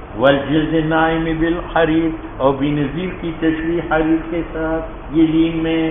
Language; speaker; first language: Urdu; non-native, local second language; Pashto